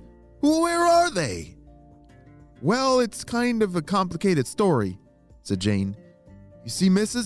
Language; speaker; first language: English; native; English